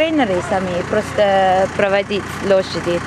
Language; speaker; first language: Russian; non-native, learner; English